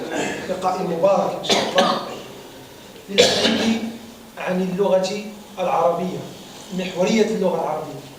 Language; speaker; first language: Arabic; native; Arabic